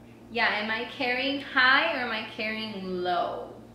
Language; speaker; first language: English; early bilingual, other home language; Spanish